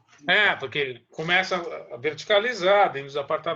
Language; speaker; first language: Portuguese; native; Portuguese